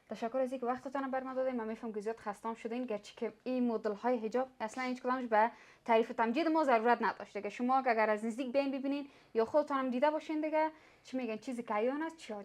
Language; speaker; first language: Persian; native; Persian